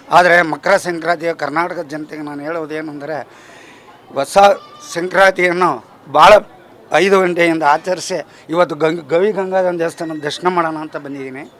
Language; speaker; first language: Kannada; native; Kannada